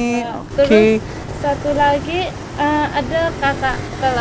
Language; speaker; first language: Indonesian; non-native, learner; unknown